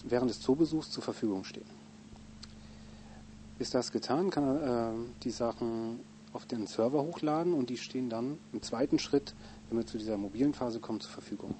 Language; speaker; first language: German; native; German